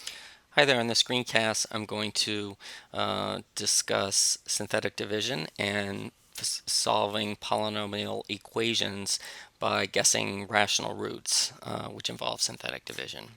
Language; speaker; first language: English; native; English